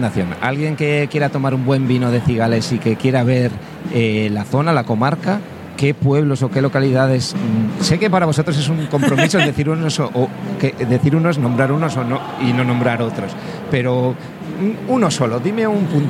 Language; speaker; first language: Spanish; native; Spanish